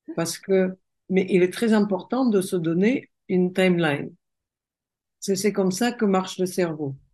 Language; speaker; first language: French; non-native, fluent; Russian